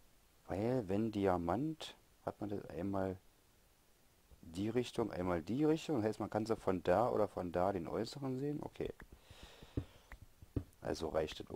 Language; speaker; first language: German; native; German